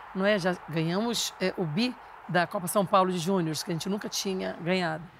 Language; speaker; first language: Portuguese; native; Portuguese